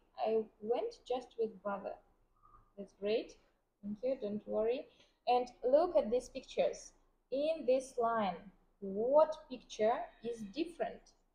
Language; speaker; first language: English; non-native, fluent; Vietnamese